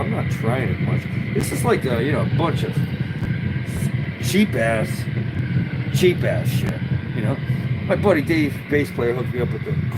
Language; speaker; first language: English; native; English